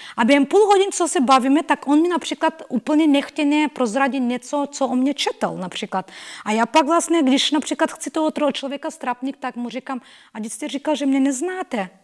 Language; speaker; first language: Czech; non-native, fluent; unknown